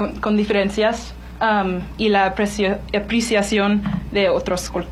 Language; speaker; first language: Spanish; non-native, learner; English